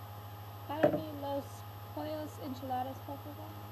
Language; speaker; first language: Spanish; non-native, learner; English